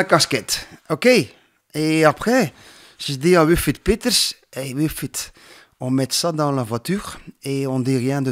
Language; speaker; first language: French; non-native, learner; Dutch